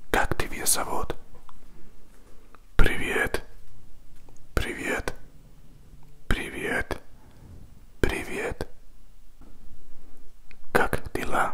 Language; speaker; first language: Russian; non-native, learner; Spanish